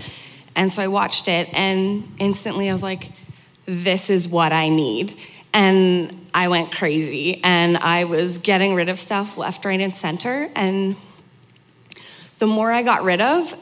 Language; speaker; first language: English; native; English